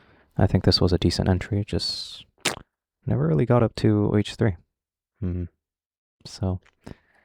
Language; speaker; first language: English; native; English